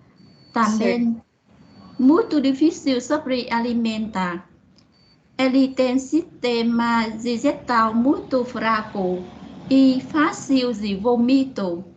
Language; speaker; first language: Portuguese; non-native, learner; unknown